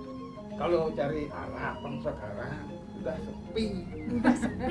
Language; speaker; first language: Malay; non-native, local second language; Balinese